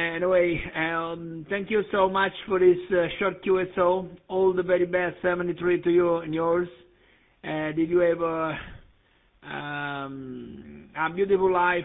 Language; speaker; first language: English; non-native, learner; Italian